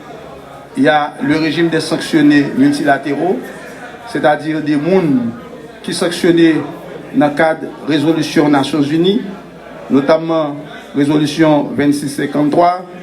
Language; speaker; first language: French; non-native, local second language; Haitian Creole